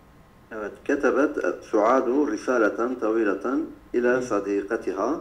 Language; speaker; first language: Arabic; non-native, learner; Turkish